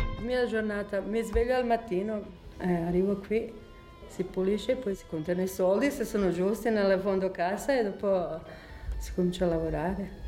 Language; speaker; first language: Italian; non-native, fluent; Croatian